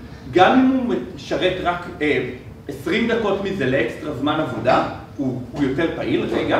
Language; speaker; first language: Hebrew; native; Hebrew